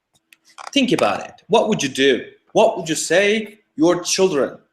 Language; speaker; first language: English; non-native, fluent; Turkish